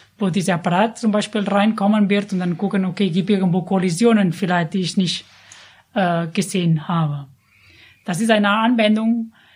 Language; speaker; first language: German; non-native, fluent; Catalan